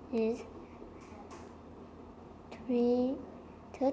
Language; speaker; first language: English; non-native, learner; Vietnamese